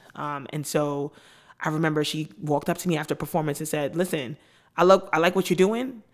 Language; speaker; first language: English; native; English